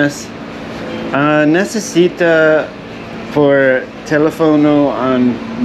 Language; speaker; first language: Spanish; non-native, learner; English